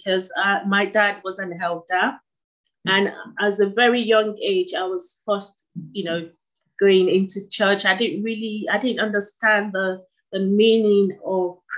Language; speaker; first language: English; non-native, local second language; Yoruba